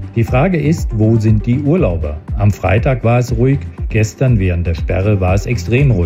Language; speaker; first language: German; native; German